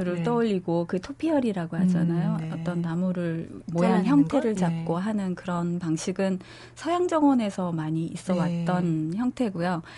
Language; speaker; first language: Korean; native; Korean